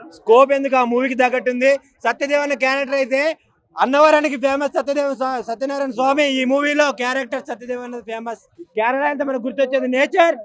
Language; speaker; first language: Telugu; native; Telugu